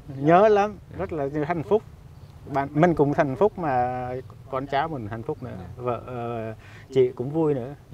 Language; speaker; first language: Vietnamese; non-native, local second language; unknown